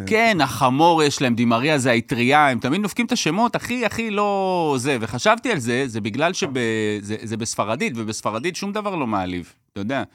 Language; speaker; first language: Hebrew; native; Hebrew